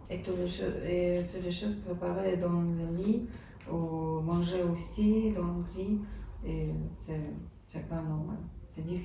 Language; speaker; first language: French; non-native, learner; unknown